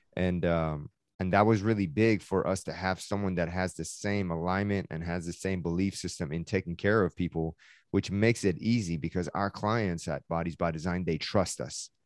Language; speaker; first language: English; early bilingual, other home language; Persian